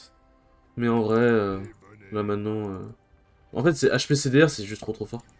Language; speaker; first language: French; native; French